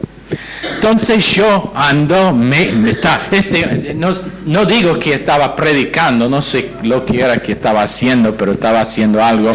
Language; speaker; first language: Spanish; non-native, fluent; English